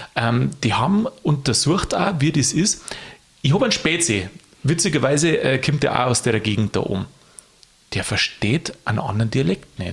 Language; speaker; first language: German; native; German